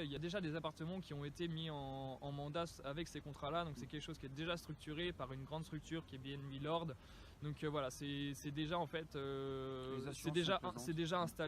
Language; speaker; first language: French; native; French